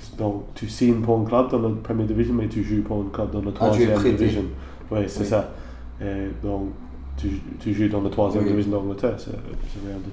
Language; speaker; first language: French; non-native, learner; English